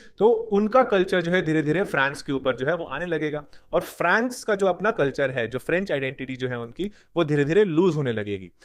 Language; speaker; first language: Hindi; native; Hindi